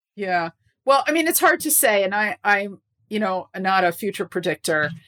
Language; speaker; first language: English; native; English